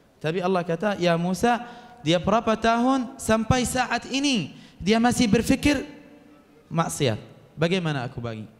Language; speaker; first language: Malay; non-native, fluent; Arabic